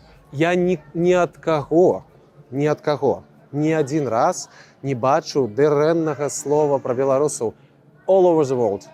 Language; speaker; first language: Belarusian; non-native, local second language; Russian